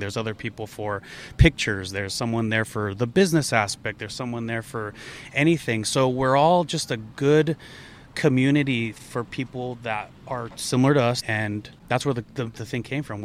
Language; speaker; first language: English; early bilingual, other home language; Spanish